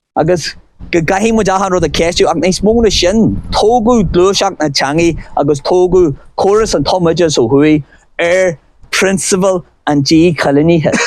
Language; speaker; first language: Irish; non-native, local second language; English